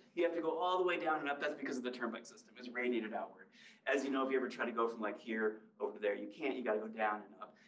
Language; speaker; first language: English; native; English